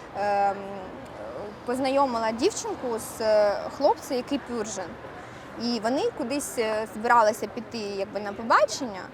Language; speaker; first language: Ukrainian; non-native, local second language; Russian